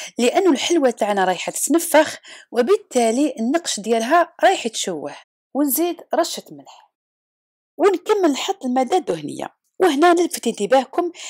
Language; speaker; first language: Arabic; native; Arabic